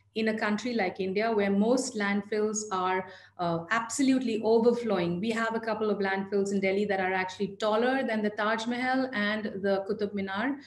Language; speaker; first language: English; non-native, local second language; Hindi